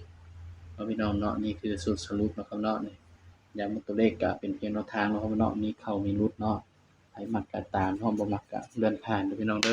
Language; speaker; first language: Thai; non-native, local second language; Lao